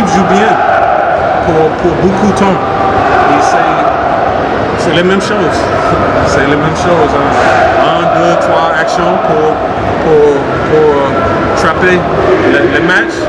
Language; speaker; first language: French; non-native, learner; Greek